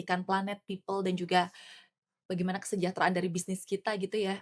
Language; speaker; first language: Indonesian; native; Indonesian